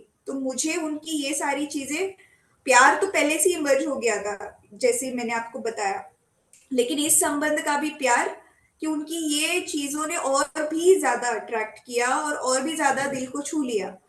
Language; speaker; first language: Hindi; native; Hindi